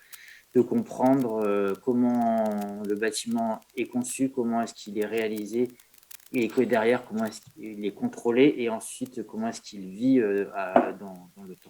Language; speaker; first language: French; native; French